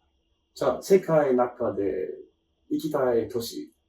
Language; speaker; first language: Japanese; non-native, learner; English